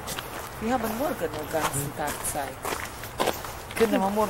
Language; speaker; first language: German; non-native, fluent; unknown